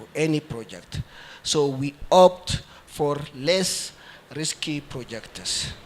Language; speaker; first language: English; non-native, local second language; Amharic